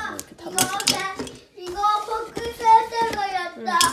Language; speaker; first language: Korean; early bilingual, heritage; Korean